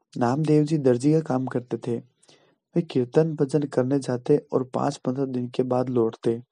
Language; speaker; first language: Hindi; native; Hindi